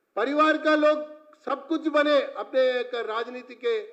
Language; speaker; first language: Hindi; non-native, local second language; Telugu